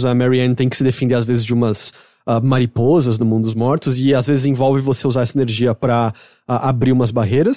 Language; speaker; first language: Portuguese; native; Portuguese